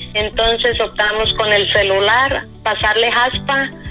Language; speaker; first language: Spanish; native; Spanish